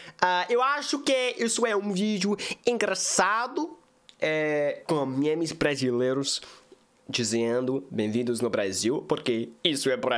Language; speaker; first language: Portuguese; non-native, learner; English